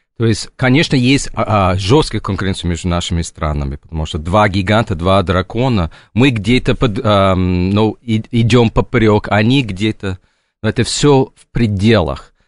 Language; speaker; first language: Russian; non-native, fluent; English